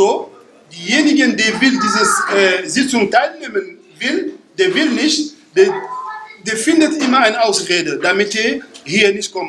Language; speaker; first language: German; non-native, fluent; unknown